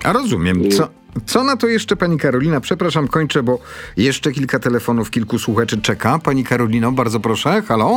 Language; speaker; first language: Polish; native; Polish